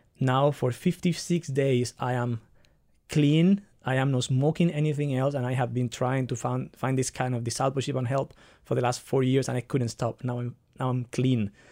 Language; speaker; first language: English; non-native, fluent; Spanish